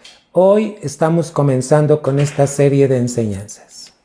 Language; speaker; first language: Spanish; native; Spanish